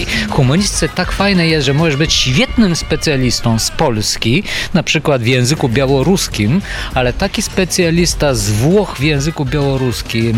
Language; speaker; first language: Polish; non-native, fluent; Bulgarian